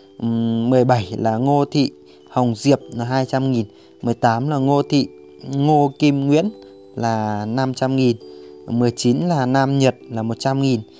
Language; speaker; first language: Vietnamese; native; Vietnamese